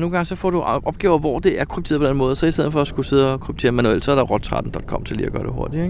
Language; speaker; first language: Danish; native; Danish